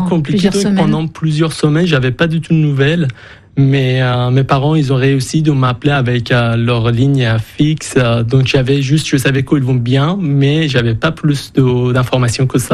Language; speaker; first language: French; non-native, fluent; Persian